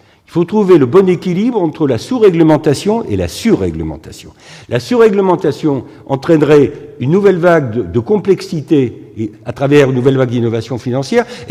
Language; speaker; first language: French; native; French